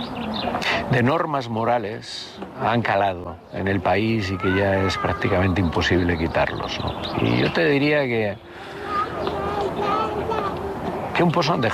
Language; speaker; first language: Spanish; native; Spanish